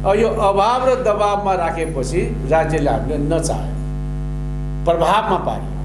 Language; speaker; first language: Nepali; non-native, local second language; Limburgish